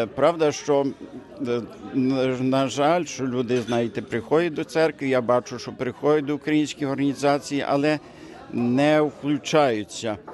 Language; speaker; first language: Ukrainian; native; Ukrainian